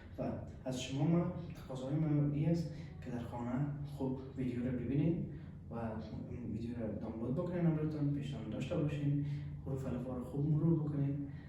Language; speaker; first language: Persian; native; Persian